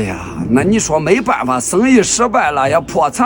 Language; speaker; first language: Chinese; native; Chinese